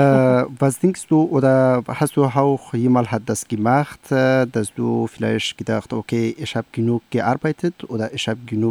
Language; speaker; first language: German; non-native, learner; Persian